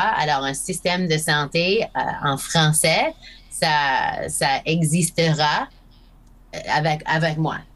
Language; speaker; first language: French; non-native, local second language; English